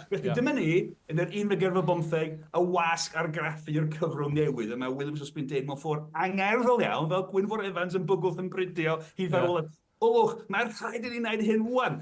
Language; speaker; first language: Welsh; native; Welsh